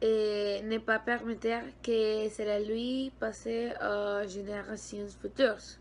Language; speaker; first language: French; non-native, learner; Spanish